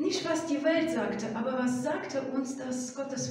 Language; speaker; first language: German; non-native, fluent; Russian